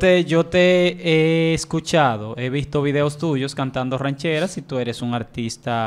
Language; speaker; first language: Spanish; native; Spanish